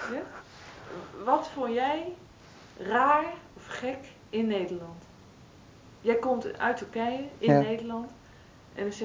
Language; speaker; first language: Dutch; native; Dutch